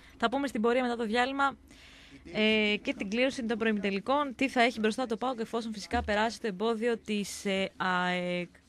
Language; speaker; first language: Greek; native; Greek